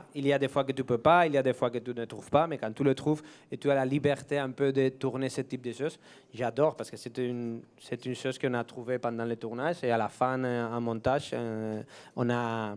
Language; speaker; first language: French; non-native, fluent; Spanish